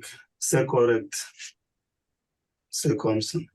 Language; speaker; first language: French; non-native, learner; Swahili